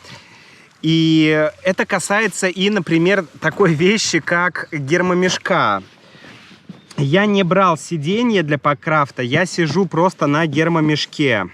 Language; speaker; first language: Russian; native; Russian